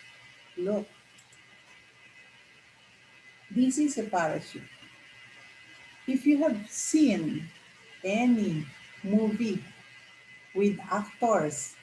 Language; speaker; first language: English; non-native, local second language; Filipino